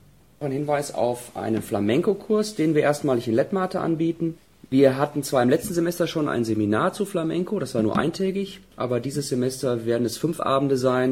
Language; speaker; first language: German; native; German